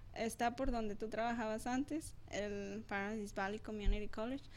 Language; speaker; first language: Spanish; native; Spanish